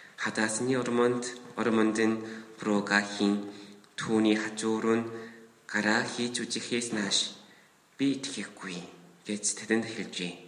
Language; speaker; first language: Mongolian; non-native, fluent; Korean